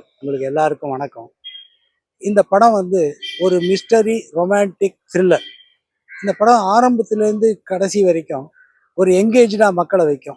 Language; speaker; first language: Tamil; native; Tamil